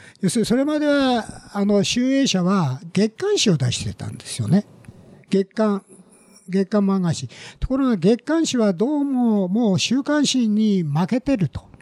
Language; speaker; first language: Japanese; native; Japanese